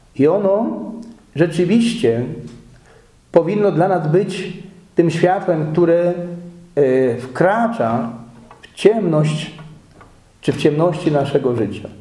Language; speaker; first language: Polish; native; Polish